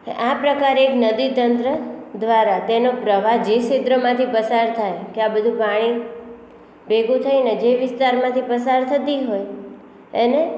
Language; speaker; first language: Gujarati; native; Gujarati